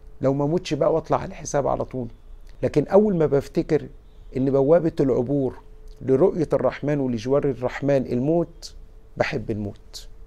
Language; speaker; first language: Arabic; native; Arabic